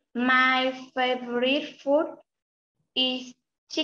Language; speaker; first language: English; non-native, learner; Vietnamese